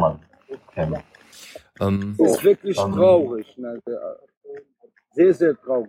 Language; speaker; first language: German; non-native, learner; Arabic